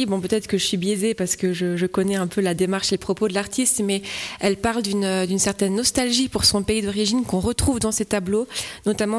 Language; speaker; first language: French; native; French